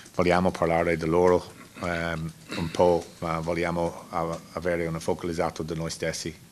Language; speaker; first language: Italian; non-native, learner; English